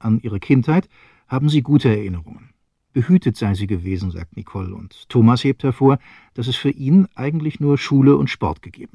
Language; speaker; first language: German; native; German